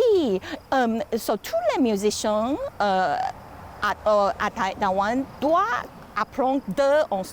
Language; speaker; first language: French; non-native, learner; Chinese